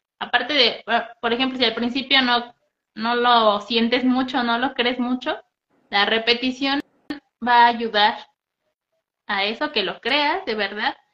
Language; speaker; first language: Spanish; native; Spanish